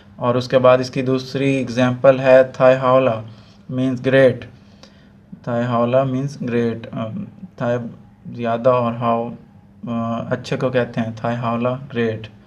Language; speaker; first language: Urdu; non-native, local second language; Punjabi